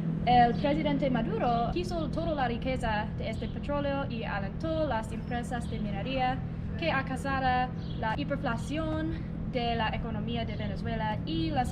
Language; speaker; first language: Spanish; non-native, learner; English